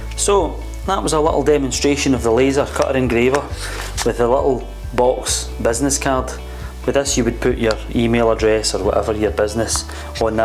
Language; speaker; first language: English; native; English